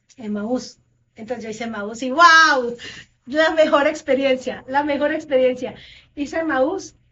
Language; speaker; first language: Spanish; native; Spanish